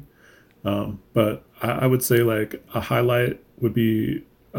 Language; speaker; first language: English; native; English